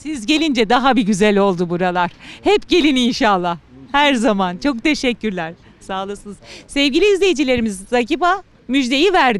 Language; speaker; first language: Turkish; native; Turkish